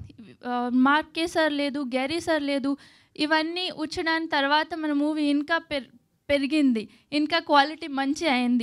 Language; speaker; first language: Telugu; non-native, learner; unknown